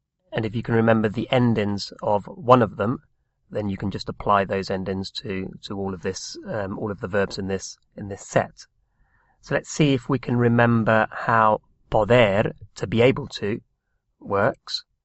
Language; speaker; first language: English; native; English